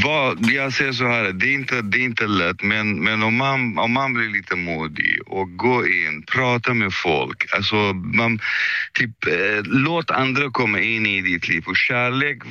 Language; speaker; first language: Swedish; early bilingual, other home language; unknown